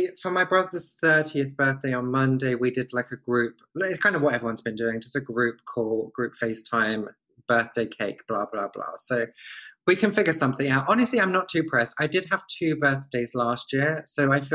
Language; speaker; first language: English; native; English